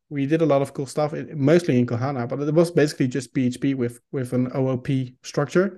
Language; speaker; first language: English; non-native, fluent; Dutch